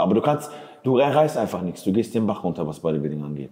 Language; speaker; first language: German; native; German